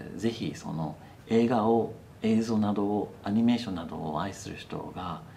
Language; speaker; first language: Japanese; non-native, fluent; English